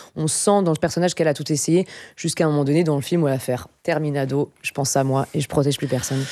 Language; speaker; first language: French; native; French